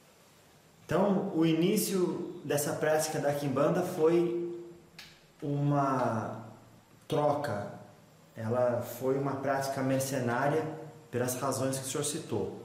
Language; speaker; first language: Portuguese; native; Portuguese